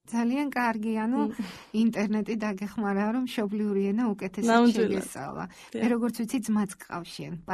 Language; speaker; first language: Georgian; native; Georgian